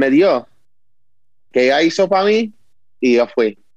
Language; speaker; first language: Spanish; early bilingual, heritage; Spanish